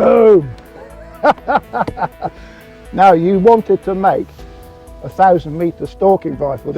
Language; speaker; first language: English; native; English